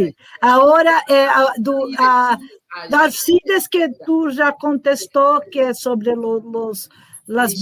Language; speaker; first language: Spanish; non-native, learner; Portuguese